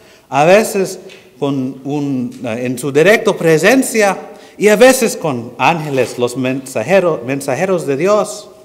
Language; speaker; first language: Spanish; non-native, fluent; English